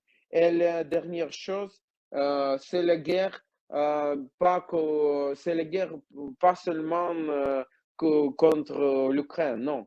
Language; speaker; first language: French; non-native, learner; Ukrainian